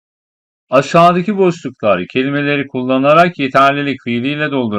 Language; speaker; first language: Turkish; non-native, fluent; Persian